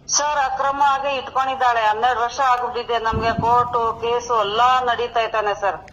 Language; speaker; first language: Kannada; native; Kannada